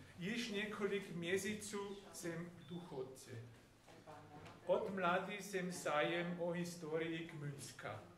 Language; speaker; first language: Czech; non-native, fluent; German